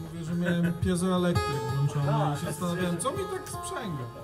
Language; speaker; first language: Polish; native; Polish